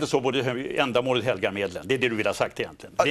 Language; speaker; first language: Swedish; native; Swedish